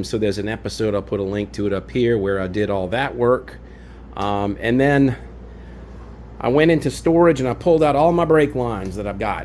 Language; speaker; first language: English; native; English